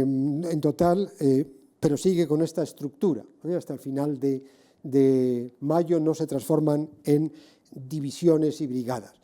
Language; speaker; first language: Spanish; native; Spanish